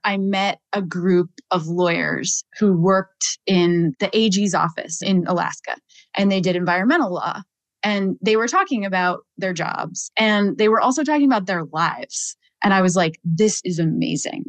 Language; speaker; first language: English; native; English